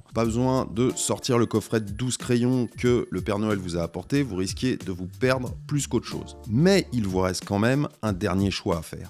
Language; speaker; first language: French; native; French